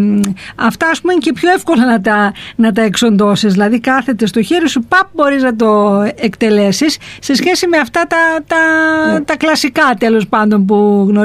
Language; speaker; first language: Greek; native; Greek